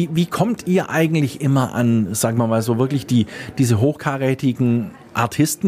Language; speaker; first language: German; native; German